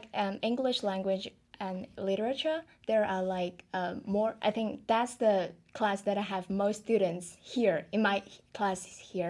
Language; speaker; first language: English; non-native, fluent; Chinese